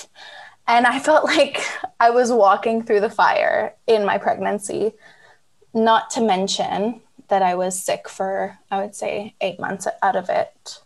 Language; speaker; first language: English; native; English